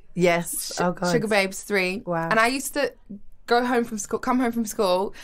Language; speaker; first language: English; native; English